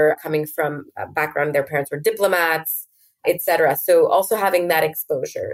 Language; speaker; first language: English; native; English